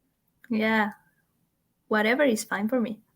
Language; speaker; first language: English; non-native, learner; Spanish